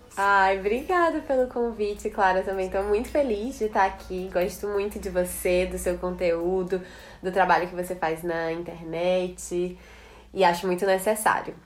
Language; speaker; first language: Portuguese; native; Portuguese